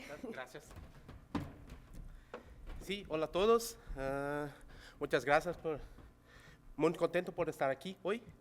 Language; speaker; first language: Spanish; non-native, local second language; Portuguese